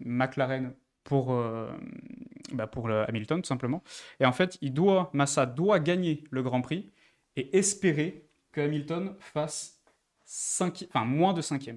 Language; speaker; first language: French; native; French